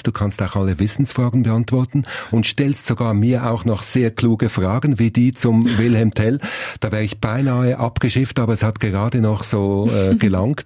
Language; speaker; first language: German; native; German